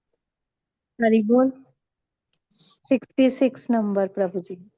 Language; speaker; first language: Hindi; native; Hindi